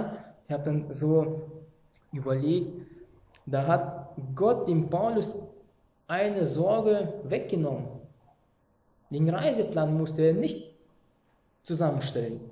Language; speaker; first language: German; non-native, fluent; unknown